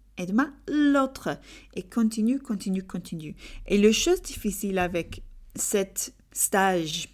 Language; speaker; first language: French; non-native, learner; English